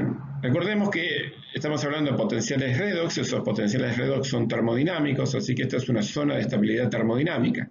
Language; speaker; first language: Spanish; native; Spanish